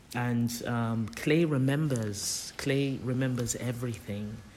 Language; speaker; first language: English; native; English